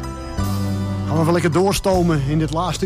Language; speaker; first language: Dutch; native; Dutch